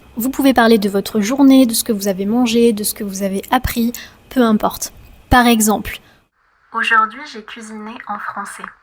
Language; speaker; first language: French; native; French